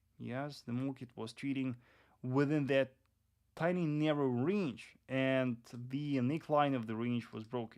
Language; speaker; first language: English; non-native, fluent; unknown